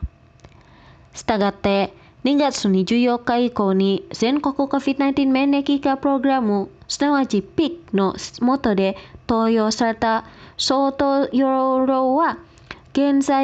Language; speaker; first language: Japanese; non-native, fluent; Indonesian